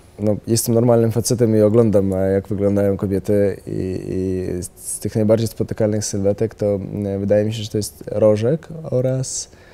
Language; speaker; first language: Polish; non-native, fluent; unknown